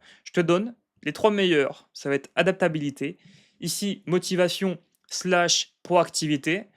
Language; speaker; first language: French; native; French